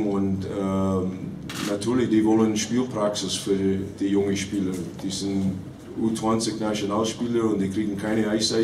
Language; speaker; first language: German; non-native, fluent; English